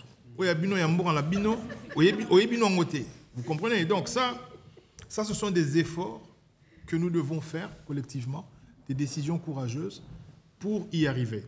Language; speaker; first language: French; non-native, local second language; Lingala